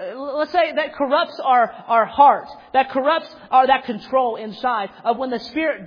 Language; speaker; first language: English; native; English